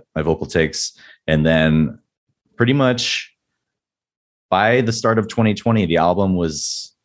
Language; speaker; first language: English; native; English